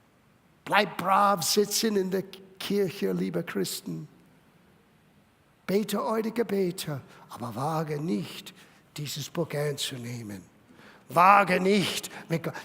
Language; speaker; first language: German; non-native, fluent; English